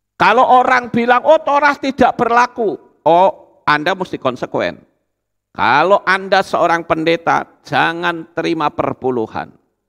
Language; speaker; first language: Indonesian; native; Indonesian